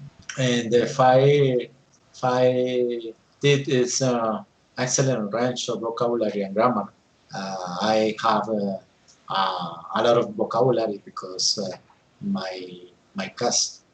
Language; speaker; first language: English; non-native, learner; Spanish